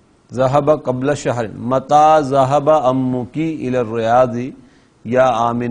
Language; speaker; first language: Arabic; non-native, fluent; Urdu